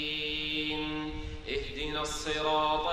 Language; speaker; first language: Arabic; native; Arabic